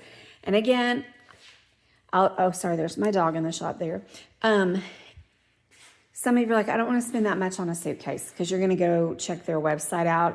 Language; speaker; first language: English; native; English